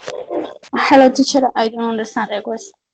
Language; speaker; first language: English; non-native, learner; Spanish